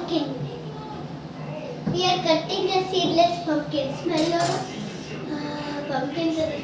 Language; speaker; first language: English; non-native, learner; Kannada